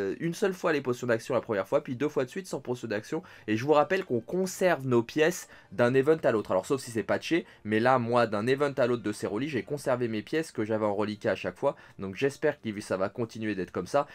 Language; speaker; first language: French; native; French